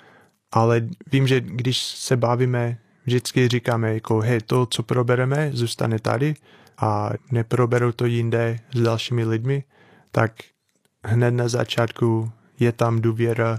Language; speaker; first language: Czech; non-native, fluent; English